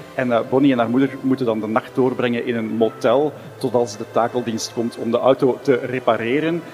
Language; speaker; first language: Dutch; native; Dutch